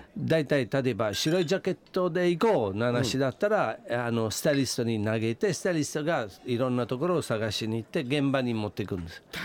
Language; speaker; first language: Japanese; non-native, fluent; Italian